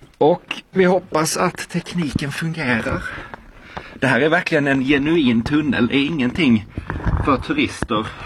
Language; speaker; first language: Swedish; native; Swedish